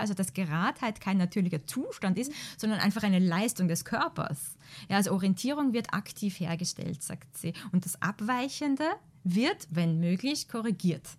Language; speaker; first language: German; native; German